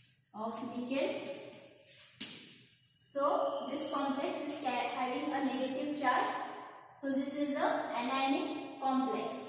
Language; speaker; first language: English; non-native, local second language; Marathi